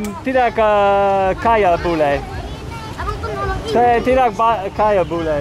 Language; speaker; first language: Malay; non-native, learner; English